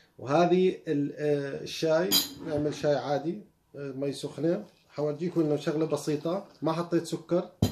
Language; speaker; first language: Arabic; native; Arabic